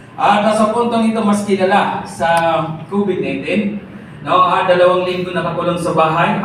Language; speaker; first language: Filipino; non-native, local second language; Masbatenyo